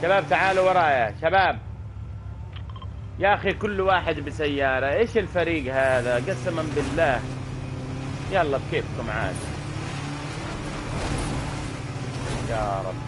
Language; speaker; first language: Arabic; native; Arabic